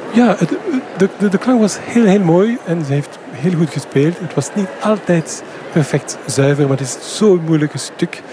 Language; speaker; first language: Dutch; non-native, fluent; French